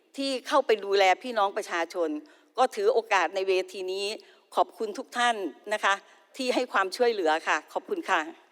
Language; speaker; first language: Thai; native; Thai